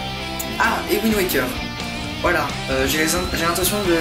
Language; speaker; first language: French; native; French